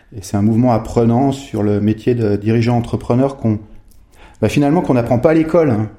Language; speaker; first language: French; native; French